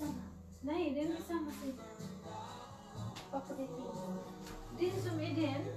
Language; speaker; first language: Swedish; non-native, learner; Cebuano